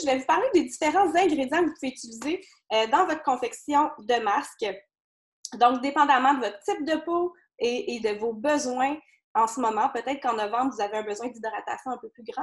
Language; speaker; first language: French; native; French